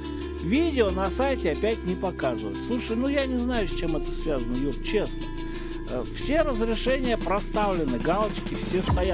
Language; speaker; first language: Russian; native; Russian